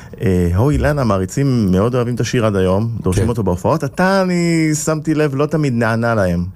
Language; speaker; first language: Hebrew; native; Hebrew